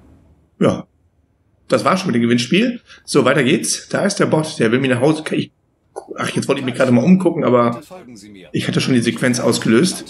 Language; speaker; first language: German; native; German